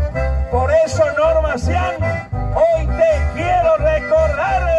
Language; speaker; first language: Spanish; native; Spanish